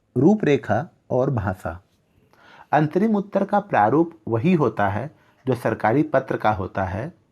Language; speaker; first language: Hindi; native; Hindi